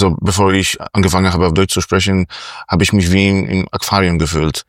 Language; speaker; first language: German; non-native, fluent; Polish